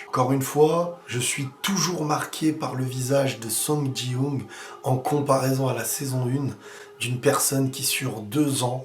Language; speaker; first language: French; native; French